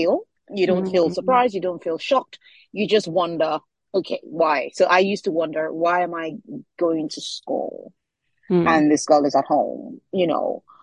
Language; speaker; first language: English; non-native, local second language; Yoruba